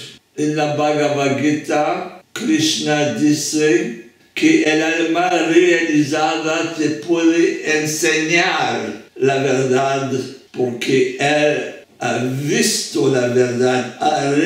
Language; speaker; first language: Spanish; non-native, fluent; French